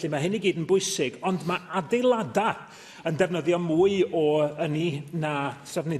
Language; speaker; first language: Welsh; native; Welsh